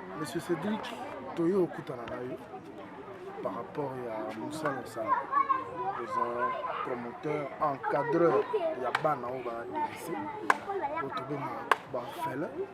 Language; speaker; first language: Lingala; native; Lingala